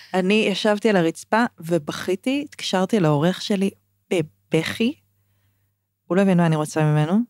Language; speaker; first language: Hebrew; native; Hebrew